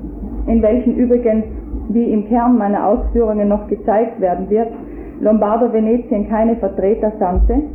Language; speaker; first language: German; native; German